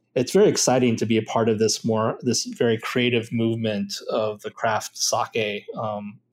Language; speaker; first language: English; native; English